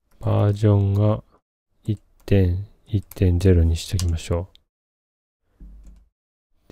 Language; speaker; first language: Japanese; native; Japanese